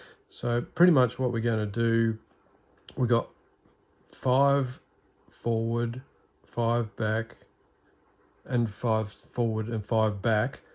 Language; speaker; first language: English; native; English